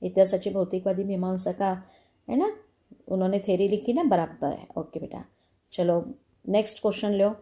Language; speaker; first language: Hindi; non-native, local second language; Marathi